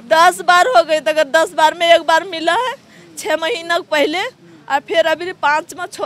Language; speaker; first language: Hindi; native; Hindi